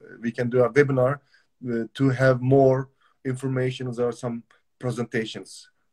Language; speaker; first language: English; non-native, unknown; Turkish